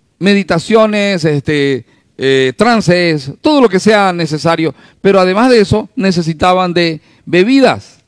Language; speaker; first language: Spanish; native; Spanish